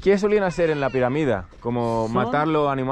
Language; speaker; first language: Spanish; non-native, learner; Greek